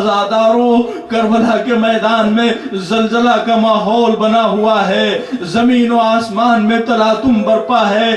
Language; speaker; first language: Urdu; native; Urdu